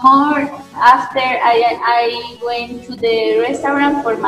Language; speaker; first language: English; non-native, learner; Spanish